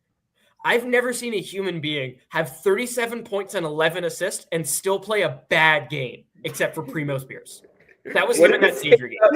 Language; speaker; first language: English; native; English